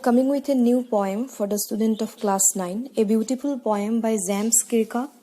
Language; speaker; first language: English; non-native, local second language; Assamese